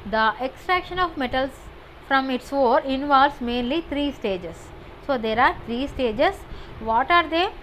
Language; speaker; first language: English; non-native, local second language; Telugu